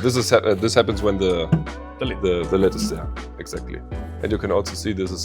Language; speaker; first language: English; non-native, fluent; German